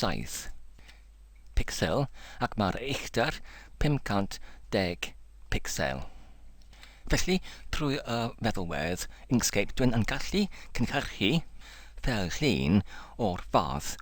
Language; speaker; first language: Welsh; non-native, learner; English